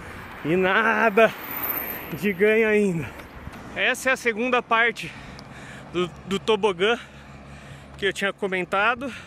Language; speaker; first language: Portuguese; native; Portuguese